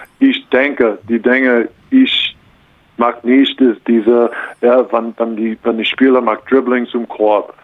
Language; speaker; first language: German; non-native, learner; English